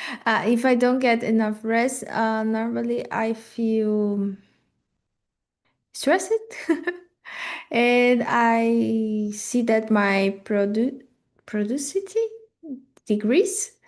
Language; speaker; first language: English; non-native, learner; Portuguese